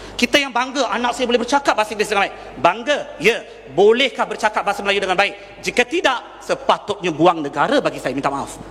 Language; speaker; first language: Malay; non-native, local second language; Tamil